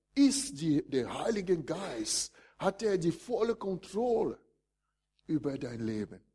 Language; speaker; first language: German; non-native, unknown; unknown